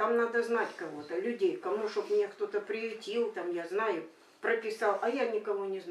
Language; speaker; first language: Russian; native; Russian